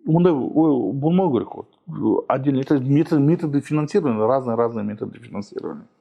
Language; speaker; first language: Russian; non-native, local second language; Kazakh